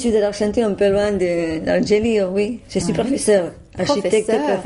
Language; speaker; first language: French; non-native, learner; Spanish